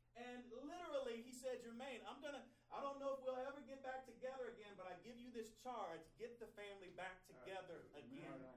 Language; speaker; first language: English; native; English